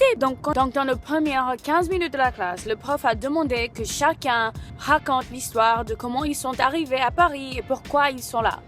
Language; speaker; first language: French; non-native, fluent; English